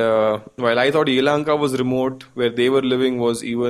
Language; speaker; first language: English; non-native, local second language; Gujarati